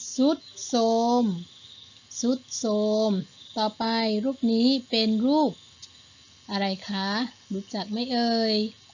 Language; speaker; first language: Thai; non-native, local second language; Malay